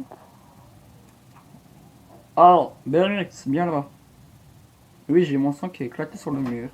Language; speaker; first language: French; native; French